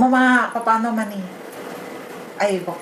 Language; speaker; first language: English; non-native, learner; Indonesian